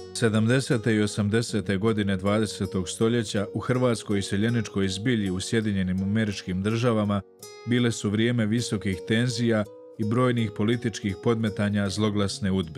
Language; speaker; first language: Croatian; native; Croatian